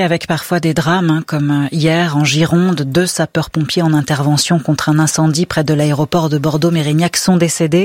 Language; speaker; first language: French; native; French